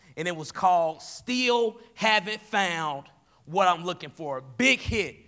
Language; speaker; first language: English; native; English